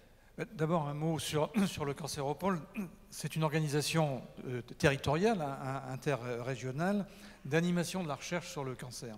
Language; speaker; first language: French; native; French